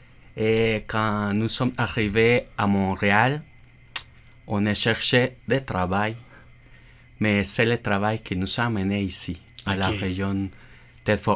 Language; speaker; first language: French; non-native, learner; Spanish